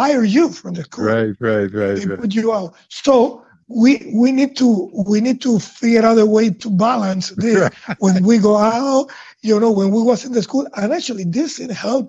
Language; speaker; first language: English; non-native, fluent; Spanish